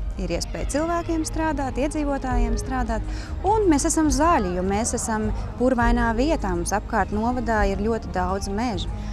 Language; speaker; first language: Latvian; native; Latvian